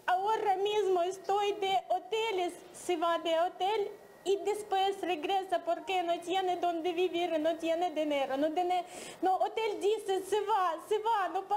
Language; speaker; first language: Spanish; non-native, learner; Ukrainian